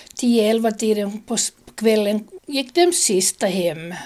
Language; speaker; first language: Swedish; native; Swedish